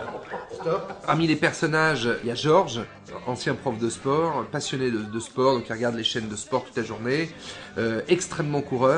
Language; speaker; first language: French; native; French